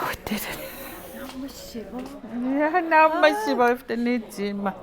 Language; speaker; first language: Danish; non-native, local second language; Kalaallisut